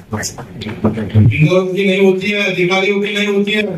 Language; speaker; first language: Hindi; non-native, local second language; Marathi